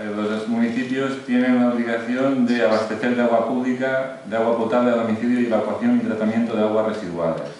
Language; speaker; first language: Spanish; non-native, local second language; Catalan